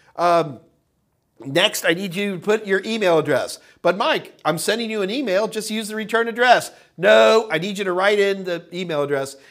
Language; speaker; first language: English; native; English